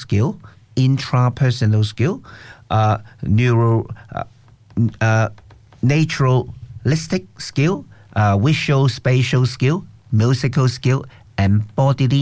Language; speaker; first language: English; non-native, local second language; Cantonese